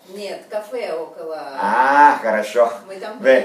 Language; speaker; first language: Russian; native; Russian